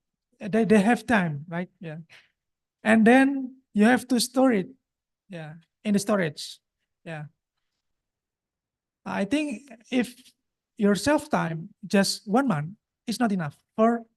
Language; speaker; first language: English; non-native, local second language; Indonesian